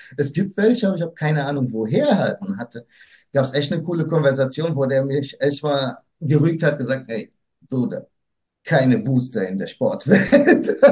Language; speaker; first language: German; early bilingual, other home language; Portuguese